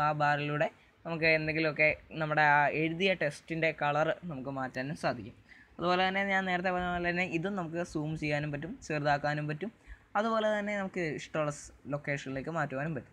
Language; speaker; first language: Malayalam; native; Malayalam